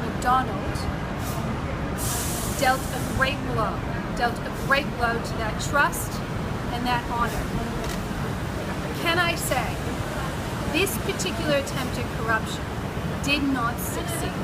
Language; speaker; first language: English; native; English